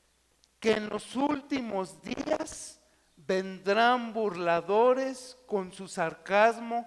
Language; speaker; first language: Spanish; native; Spanish